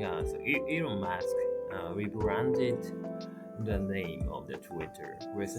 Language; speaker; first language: English; non-native, learner; Japanese